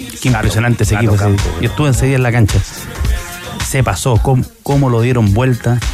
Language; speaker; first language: Spanish; native; Spanish